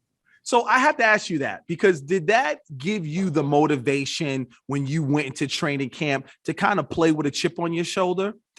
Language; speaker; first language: English; native; English